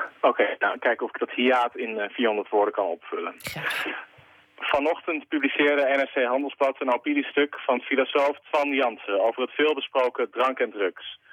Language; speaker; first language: Dutch; native; Dutch